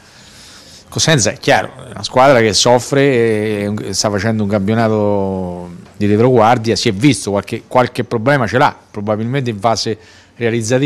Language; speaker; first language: Italian; native; Italian